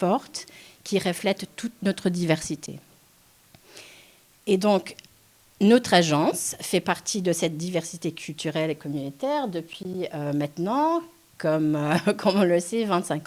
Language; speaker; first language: French; non-native, local second language; English